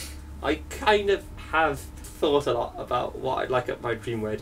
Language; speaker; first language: English; native; English